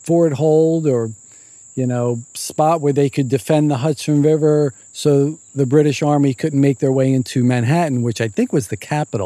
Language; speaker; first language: English; native; English